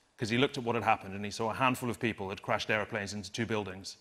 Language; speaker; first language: English; native; English